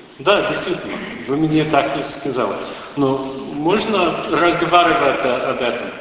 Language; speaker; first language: Russian; non-native, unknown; English